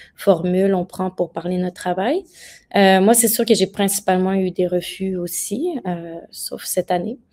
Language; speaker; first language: French; native; French